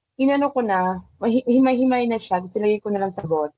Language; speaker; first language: Filipino; native; Filipino